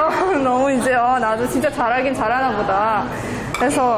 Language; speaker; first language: Korean; non-native, fluent; Persian